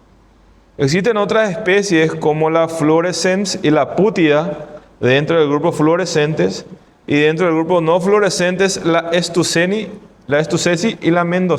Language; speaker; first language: Spanish; non-native, fluent; Portuguese